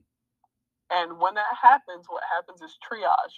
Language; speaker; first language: English; native; English